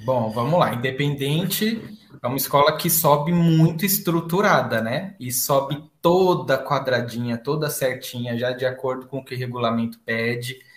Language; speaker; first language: Portuguese; native; Portuguese